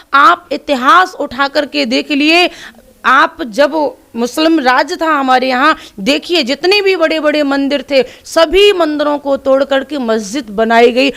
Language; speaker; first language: Hindi; native; Hindi